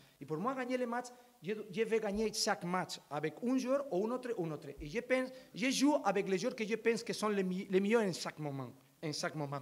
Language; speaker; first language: French; non-native, learner; Spanish